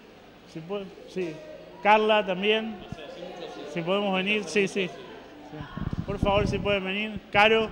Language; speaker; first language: Spanish; native; Spanish